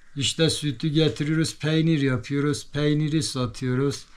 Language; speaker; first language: Turkish; native; Turkish